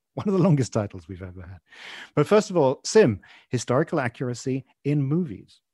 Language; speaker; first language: English; native; English